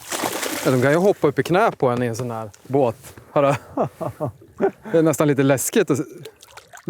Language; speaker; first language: Swedish; native; Swedish